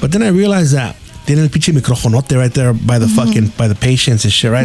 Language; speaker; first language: English; early bilingual, other home language; Spanish